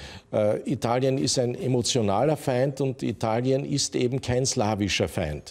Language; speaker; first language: German; native; German